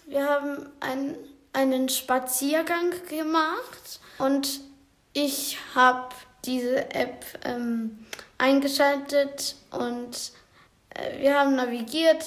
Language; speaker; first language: German; non-native, learner; Ukrainian